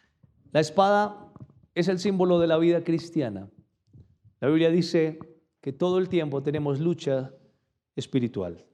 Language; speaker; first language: Spanish; native; Spanish